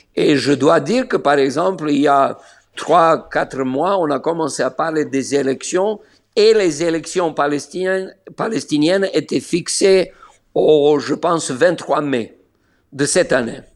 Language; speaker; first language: French; non-native, fluent; Slovenian